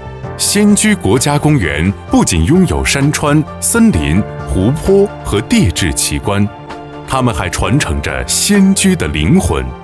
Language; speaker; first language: Chinese; native; Chinese